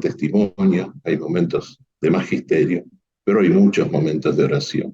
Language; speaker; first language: Spanish; native; Spanish